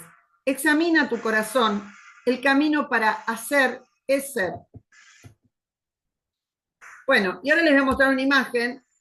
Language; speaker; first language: Spanish; native; Spanish